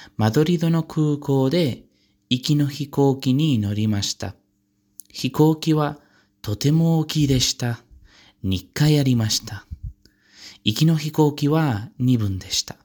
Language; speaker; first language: Japanese; non-native, learner; Spanish